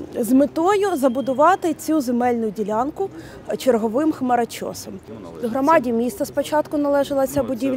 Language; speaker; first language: Ukrainian; native; Ukrainian